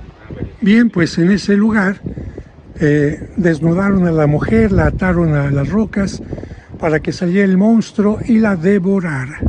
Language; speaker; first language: Spanish; native; Spanish